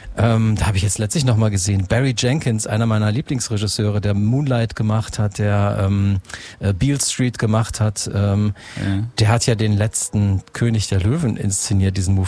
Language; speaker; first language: German; native; German